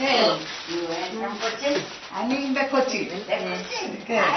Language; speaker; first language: Hebrew; non-native, fluent; Malayalam